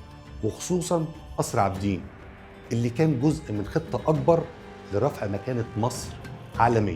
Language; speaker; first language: Arabic; native; Arabic